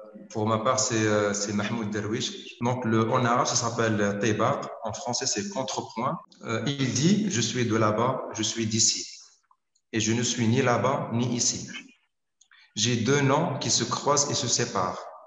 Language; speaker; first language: French; non-native, local second language; Arabic